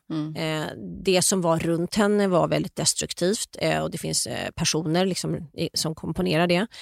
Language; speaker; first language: Swedish; native; Swedish